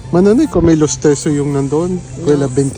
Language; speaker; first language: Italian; non-native, learner; Filipino